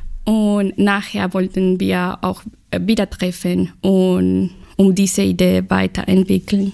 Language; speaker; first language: German; non-native, learner; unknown